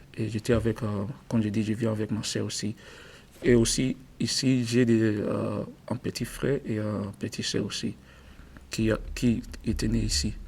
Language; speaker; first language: French; non-native, learner; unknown